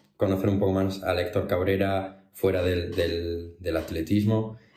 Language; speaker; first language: Spanish; native; Spanish